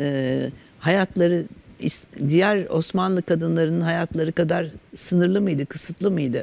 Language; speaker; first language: Turkish; native; Turkish